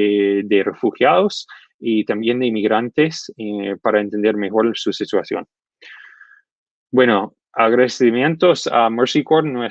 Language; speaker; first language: Spanish; non-native, fluent; English